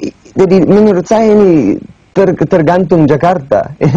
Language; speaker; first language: Indonesian; non-native, fluent; English